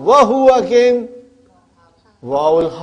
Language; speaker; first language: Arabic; non-native, fluent; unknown